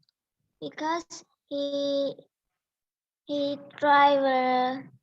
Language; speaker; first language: English; non-native, learner; Vietnamese